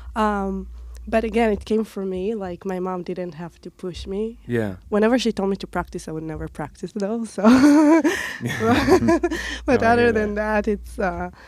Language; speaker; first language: English; non-native, fluent; Hebrew